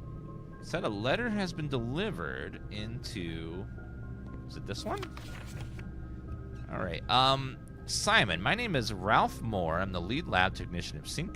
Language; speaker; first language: English; native; English